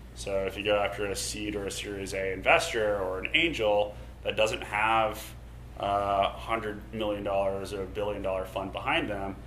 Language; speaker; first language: English; native; English